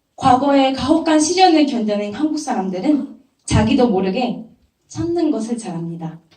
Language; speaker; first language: Korean; non-native, fluent; Japanese